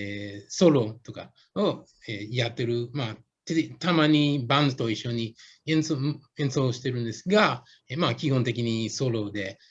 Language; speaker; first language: Japanese; non-native, fluent; English